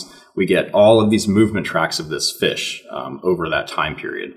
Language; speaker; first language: English; native; English